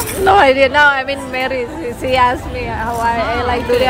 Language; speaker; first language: English; non-native, learner; Indonesian